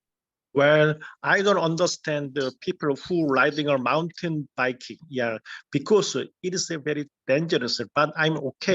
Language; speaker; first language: English; non-native, learner; Korean